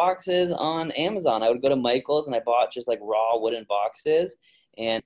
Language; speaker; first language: English; native; English